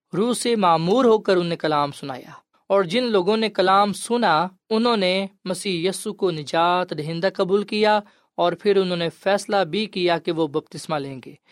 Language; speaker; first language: Urdu; non-native, local second language; Punjabi